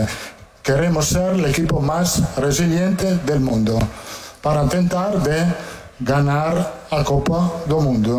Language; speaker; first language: Portuguese; non-native, fluent; Italian